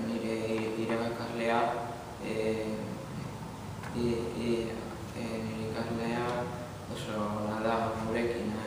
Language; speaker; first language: Basque; non-native, local second language; Spanish